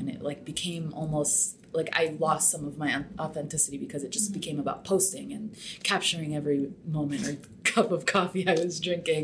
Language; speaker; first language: English; native; English